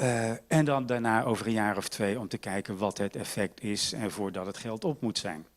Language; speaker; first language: Dutch; native; Dutch